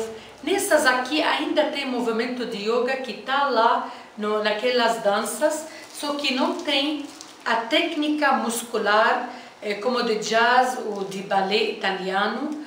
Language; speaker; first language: Portuguese; non-native, fluent; Arabic